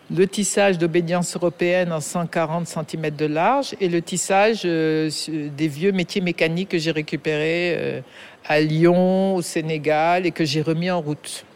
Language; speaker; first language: French; native; French